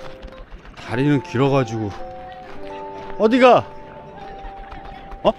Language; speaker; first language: Korean; native; Korean